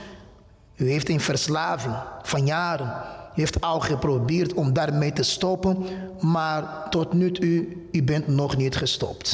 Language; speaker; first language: Dutch; non-native, fluent; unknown